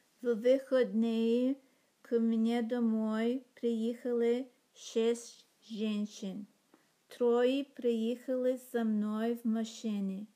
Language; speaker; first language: Russian; non-native, learner; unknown